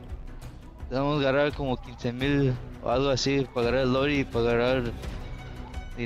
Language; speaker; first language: Spanish; early bilingual, heritage; English